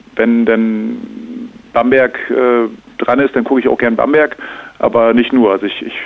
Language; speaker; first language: German; native; German